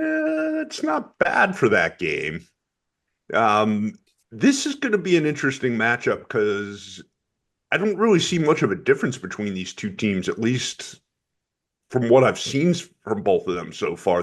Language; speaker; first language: English; native; English